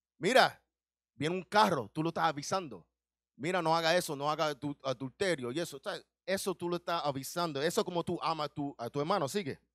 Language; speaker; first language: Spanish; early bilingual, heritage; Spanish